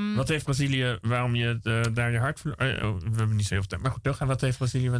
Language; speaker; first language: Dutch; native; Dutch